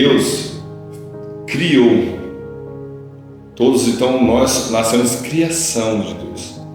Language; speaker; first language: Portuguese; native; Portuguese